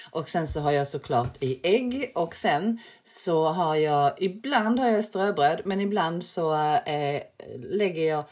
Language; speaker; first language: Swedish; early bilingual, other home language; Korean